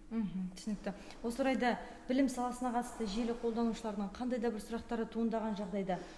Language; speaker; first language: Kazakh; native; Kazakh